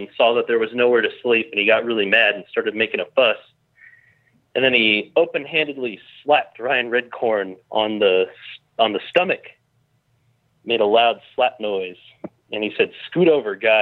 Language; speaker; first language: English; native; English